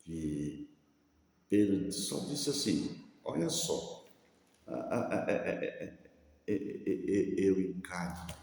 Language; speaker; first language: Portuguese; native; Portuguese